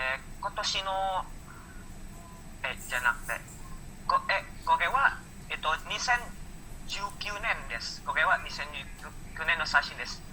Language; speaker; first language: Japanese; non-native, learner; Indonesian